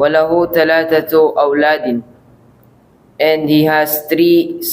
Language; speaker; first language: English; non-native, learner; Filipino